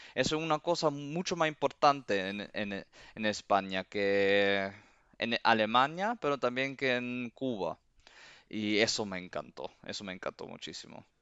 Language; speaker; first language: Spanish; early bilingual, heritage; Spanish